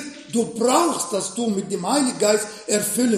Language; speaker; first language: German; non-native, fluent; Arabic